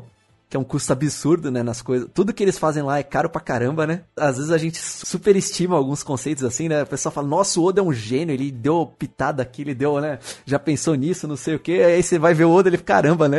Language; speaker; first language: Portuguese; native; Portuguese